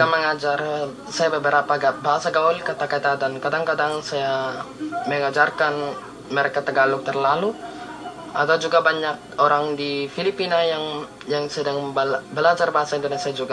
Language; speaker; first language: Indonesian; non-native, learner; Filipino